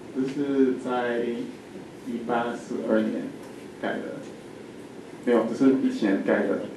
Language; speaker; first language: Chinese; non-native, fluent; French